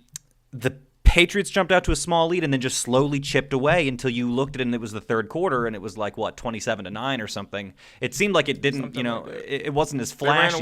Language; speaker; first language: English; native; English